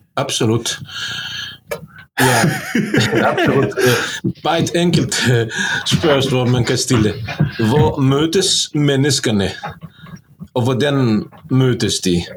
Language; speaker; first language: Norwegian; non-native, fluent; Bosnian